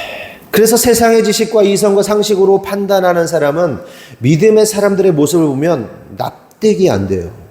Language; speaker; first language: Korean; native; Korean